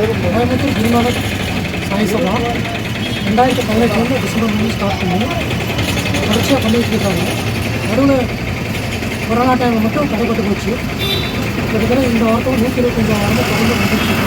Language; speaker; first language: Tamil; native; Tamil